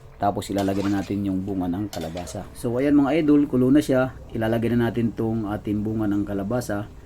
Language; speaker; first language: Filipino; non-native, local second language; Cebuano